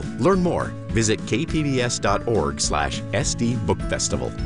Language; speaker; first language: English; native; English